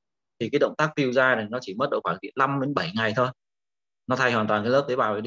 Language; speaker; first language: Vietnamese; native; Vietnamese